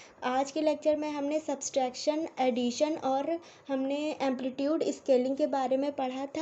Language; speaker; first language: Hindi; native; Hindi